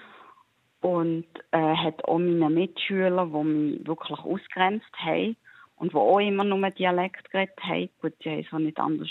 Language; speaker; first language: German; native; German